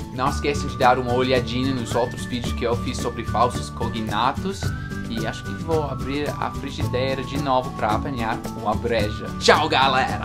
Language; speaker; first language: Portuguese; non-native, fluent; English